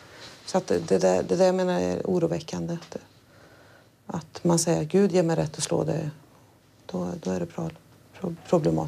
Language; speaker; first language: Swedish; native; Swedish